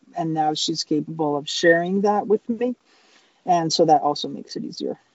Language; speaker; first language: English; native; English